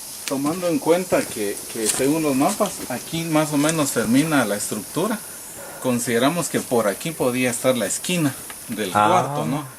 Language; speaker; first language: Spanish; native; Spanish